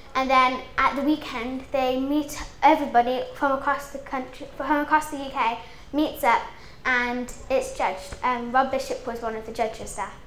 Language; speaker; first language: English; native; English